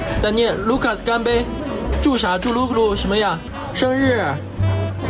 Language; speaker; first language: Chinese; native; Chinese